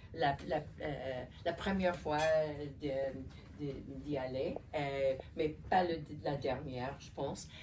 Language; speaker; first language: French; non-native, learner; English